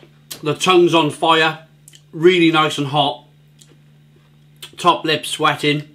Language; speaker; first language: English; native; English